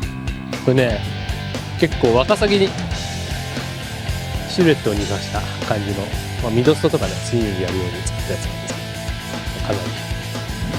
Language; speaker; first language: Japanese; native; Japanese